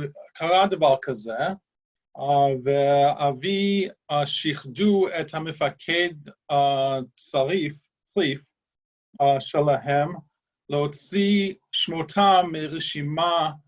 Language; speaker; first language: Hebrew; non-native, fluent; English